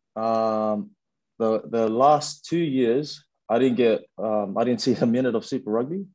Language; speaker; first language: English; early bilingual, other home language; Fijian